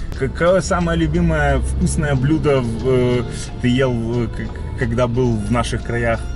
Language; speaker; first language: Russian; native; Russian